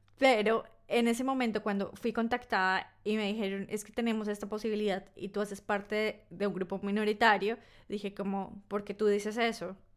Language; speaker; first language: Spanish; native; Spanish